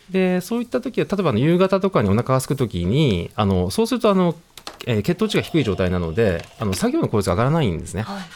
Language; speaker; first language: Japanese; native; Japanese